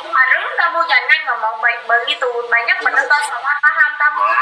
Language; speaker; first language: Indonesian; non-native, learner; Vietnamese